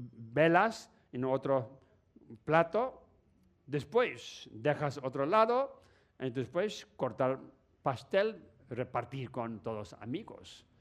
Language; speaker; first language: Spanish; non-native, learner; Tibetan